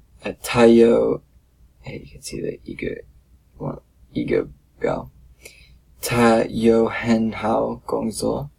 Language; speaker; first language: Chinese; non-native, learner; English